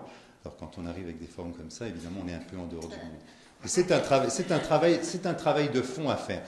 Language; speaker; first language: French; native; French